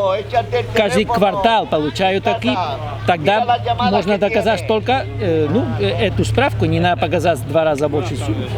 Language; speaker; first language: Russian; non-native, fluent; Spanish